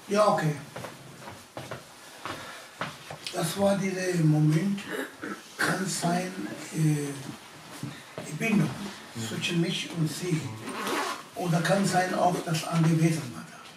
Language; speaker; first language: German; non-native, learner; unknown